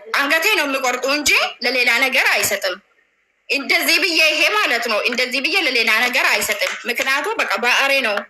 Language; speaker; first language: Amharic; non-native, local second language; Oromo